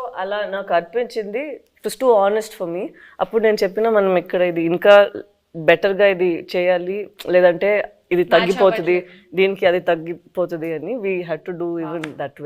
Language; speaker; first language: Telugu; non-native, local second language; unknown